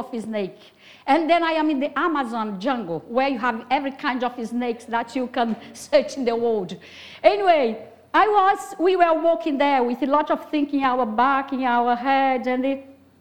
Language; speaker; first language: English; non-native, fluent; Portuguese